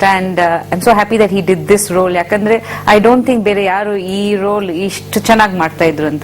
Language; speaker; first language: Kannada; non-native, fluent; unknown